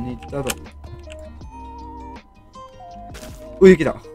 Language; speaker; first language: Japanese; native; Japanese